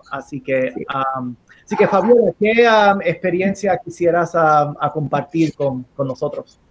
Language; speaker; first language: Spanish; native; Spanish